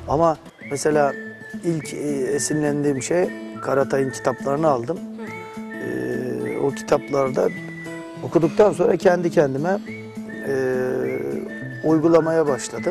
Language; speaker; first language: Turkish; native; Turkish